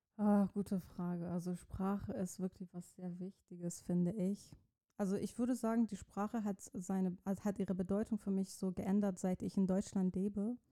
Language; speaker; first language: German; non-native, fluent; Persian